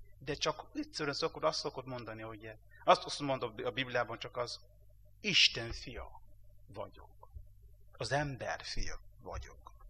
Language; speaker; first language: Hungarian; non-native, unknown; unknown